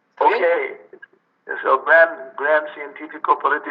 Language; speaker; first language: Spanish; non-native, learner; English